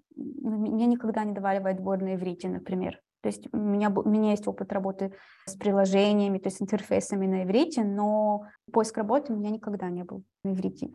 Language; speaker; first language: Russian; early bilingual, heritage; Russian